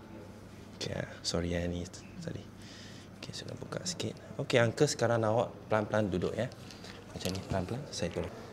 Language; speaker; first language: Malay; non-native, local second language; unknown